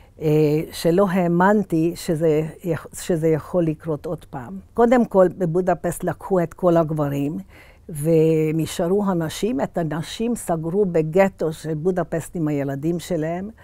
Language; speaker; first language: Hebrew; early bilingual, other home language; Hungarian